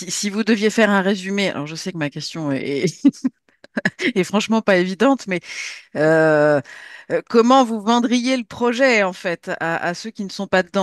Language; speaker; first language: French; native; French